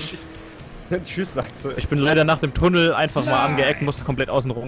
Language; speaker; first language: German; native; German